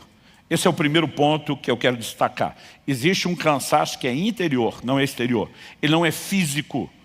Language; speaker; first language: Portuguese; native; Portuguese